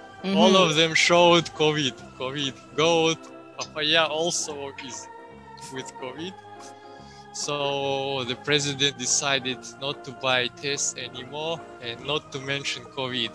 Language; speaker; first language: English; non-native, fluent; Russian